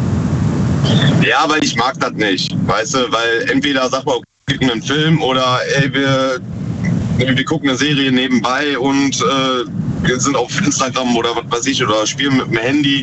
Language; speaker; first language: German; native; German